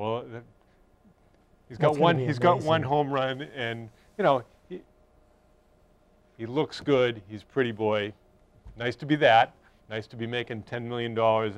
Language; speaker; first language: English; native; English